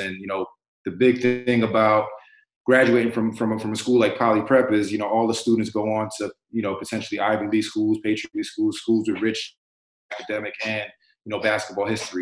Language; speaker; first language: English; native; English